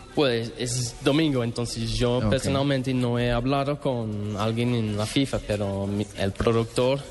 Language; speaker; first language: Spanish; non-native, learner; English